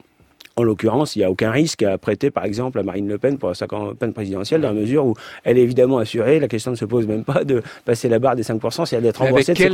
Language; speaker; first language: French; native; French